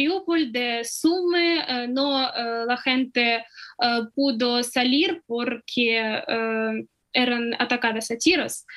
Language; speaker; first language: Spanish; non-native, fluent; Ukrainian